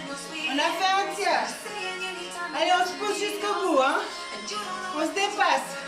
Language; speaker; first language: French; native; French